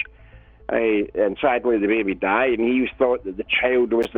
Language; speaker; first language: English; native; English